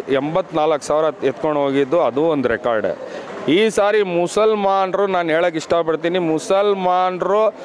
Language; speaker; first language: Kannada; non-native, local second language; Urdu